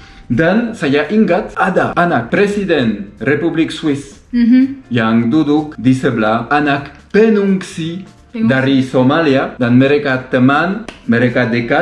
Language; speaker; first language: Indonesian; non-native, learner; French